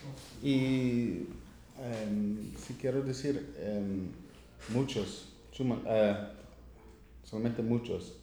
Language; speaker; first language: Spanish; non-native, learner; English